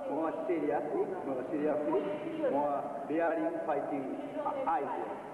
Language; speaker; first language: English; non-native, learner; Japanese